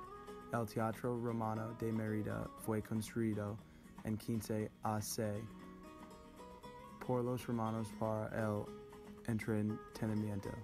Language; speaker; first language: Spanish; non-native, learner; English